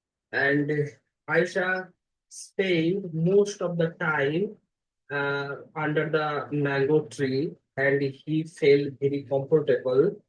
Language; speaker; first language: English; non-native, learner; Bangla